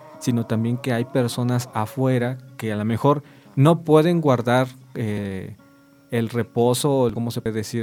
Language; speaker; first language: Spanish; native; Spanish